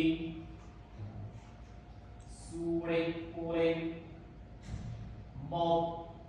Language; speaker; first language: Vietnamese; non-native, learner; Indonesian